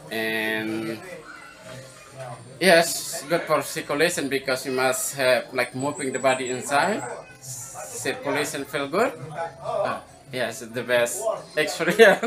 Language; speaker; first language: English; non-native, learner; Indonesian